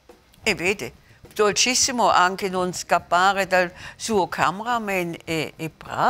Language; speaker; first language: Italian; non-native, learner; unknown